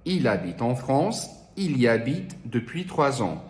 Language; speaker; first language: French; non-native, fluent; Portuguese